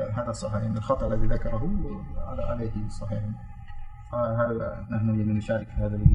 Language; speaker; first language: Arabic; non-native, fluent; Indonesian